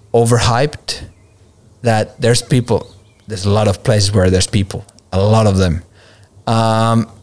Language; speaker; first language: English; non-native, fluent; Finnish